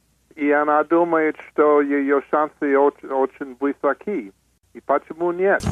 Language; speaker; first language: Russian; non-native, fluent; English